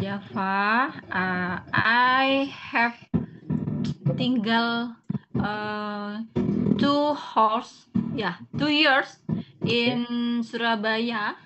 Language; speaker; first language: English; non-native, learner; Indonesian